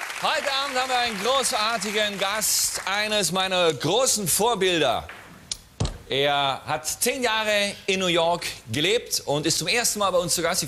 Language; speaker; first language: German; native; German